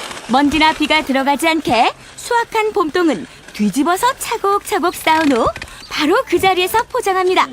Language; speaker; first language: Korean; native; Korean